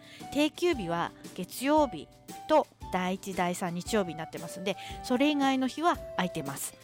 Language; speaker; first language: Japanese; native; Japanese